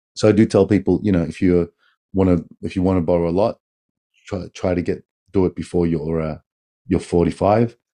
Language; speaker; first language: English; native; English